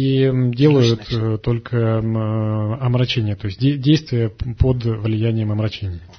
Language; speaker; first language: Russian; native; Russian